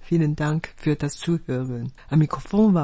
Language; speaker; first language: German; non-native, fluent; Chinese